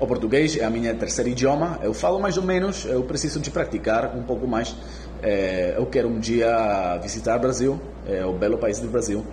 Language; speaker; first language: Portuguese; non-native, learner; English